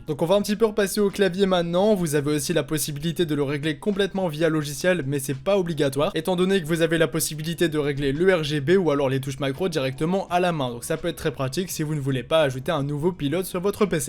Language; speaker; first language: French; native; French